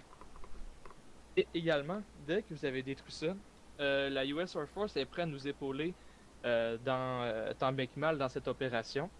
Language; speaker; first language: French; native; French